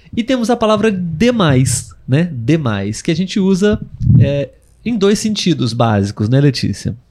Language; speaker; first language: Portuguese; native; Portuguese